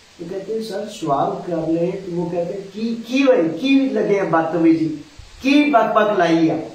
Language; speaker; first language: Urdu; non-native, local second language; Punjabi